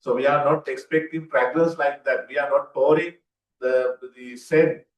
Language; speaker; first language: English; non-native, local second language; Sinhala